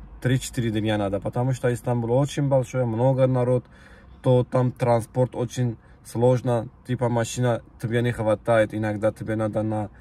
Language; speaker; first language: Russian; non-native, learner; Turkish